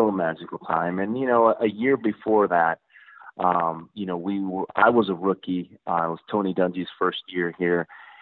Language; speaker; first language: English; native; English